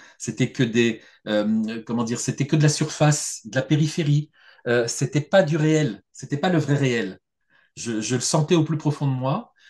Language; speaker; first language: French; native; French